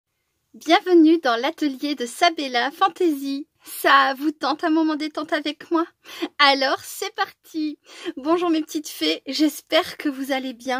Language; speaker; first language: French; native; French